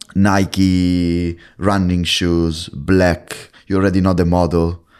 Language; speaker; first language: English; non-native, fluent; Italian